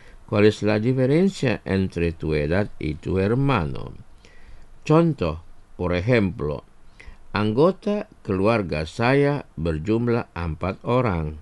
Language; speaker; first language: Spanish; non-native, fluent; Indonesian